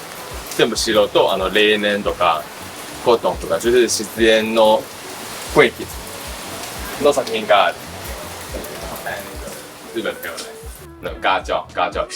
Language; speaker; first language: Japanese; non-native, learner; Chinese